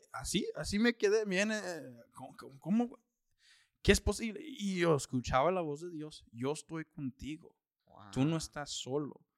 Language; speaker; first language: Spanish; early bilingual, heritage; Spanish